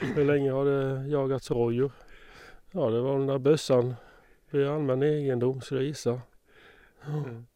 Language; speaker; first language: Swedish; native; Swedish